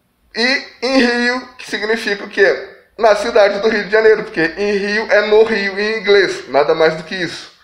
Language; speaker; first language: Portuguese; native; Portuguese